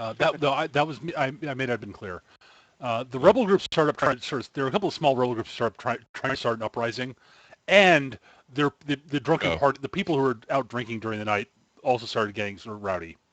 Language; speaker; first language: English; native; English